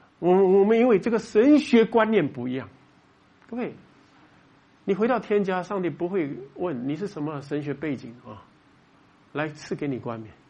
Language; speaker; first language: Chinese; native; Chinese